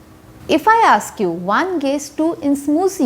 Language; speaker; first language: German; non-native, fluent; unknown